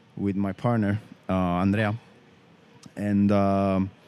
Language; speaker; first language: English; non-native, learner; Italian